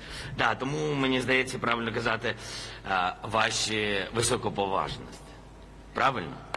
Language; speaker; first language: Ukrainian; non-native, local second language; Russian